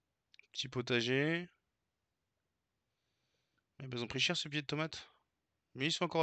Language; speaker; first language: French; native; French